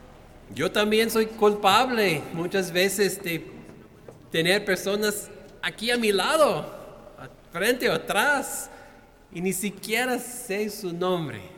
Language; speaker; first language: Spanish; non-native, fluent; English